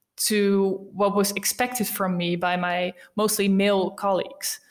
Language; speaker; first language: English; non-native, fluent; Dutch